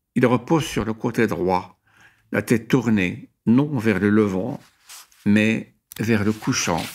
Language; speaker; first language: French; non-native, local second language; Arabic